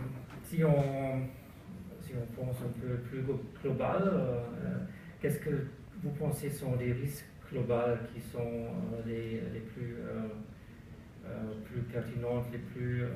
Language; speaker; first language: French; non-native, learner; German